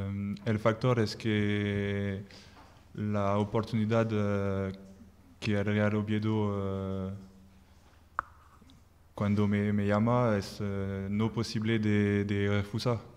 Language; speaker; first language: Spanish; non-native, learner; French